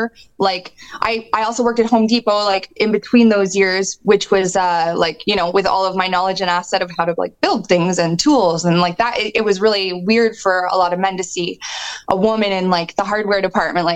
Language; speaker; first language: English; native; English